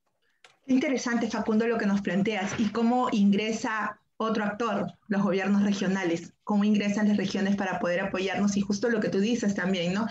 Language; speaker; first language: Spanish; native; Spanish